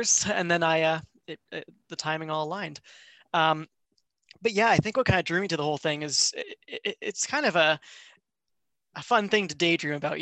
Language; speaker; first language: English; native; English